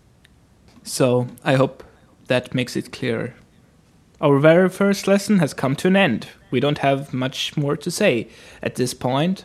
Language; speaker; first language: English; non-native, fluent; Swedish